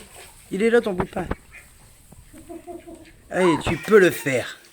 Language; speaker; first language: French; native; French